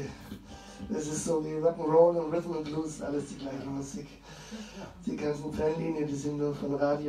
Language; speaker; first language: German; native; German